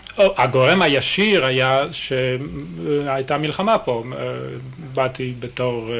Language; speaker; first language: Hebrew; non-native, fluent; French